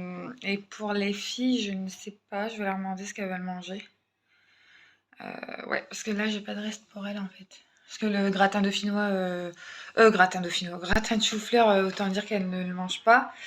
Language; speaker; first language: French; native; French